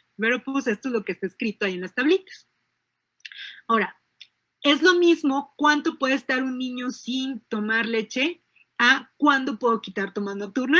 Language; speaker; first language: Spanish; native; Spanish